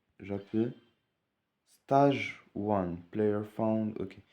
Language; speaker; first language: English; non-native, learner; French